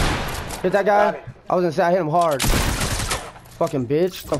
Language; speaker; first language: English; native; English